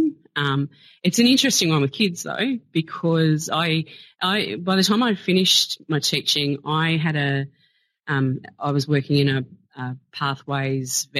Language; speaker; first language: English; native; English